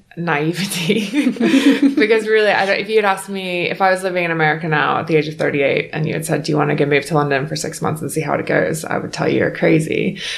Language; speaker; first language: English; native; English